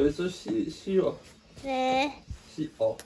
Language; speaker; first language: Korean; non-native, learner; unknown